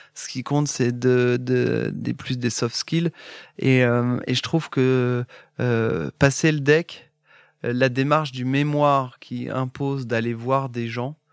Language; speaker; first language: French; native; French